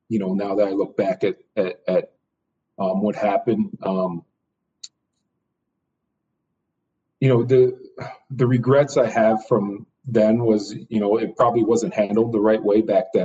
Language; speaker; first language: English; native; English